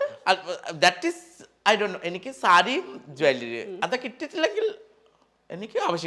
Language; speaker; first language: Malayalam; non-native, fluent; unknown